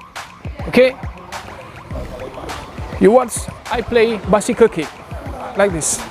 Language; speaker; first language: English; non-native, learner; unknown